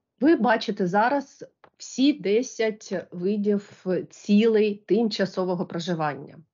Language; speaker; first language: Ukrainian; native; Ukrainian